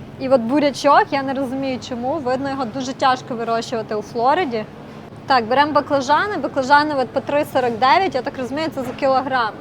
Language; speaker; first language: Ukrainian; non-native, local second language; Russian